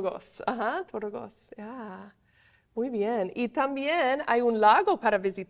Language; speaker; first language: Spanish; non-native, fluent; English